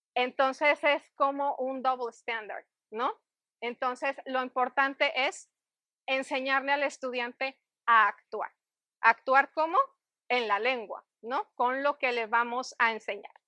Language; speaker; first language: Spanish; native; Spanish